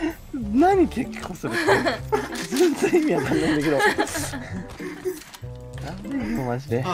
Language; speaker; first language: Japanese; native; Japanese